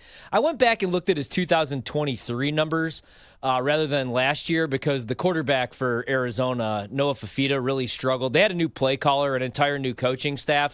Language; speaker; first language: English; native; English